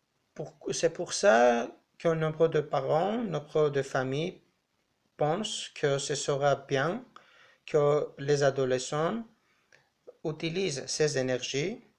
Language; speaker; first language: French; non-native, learner; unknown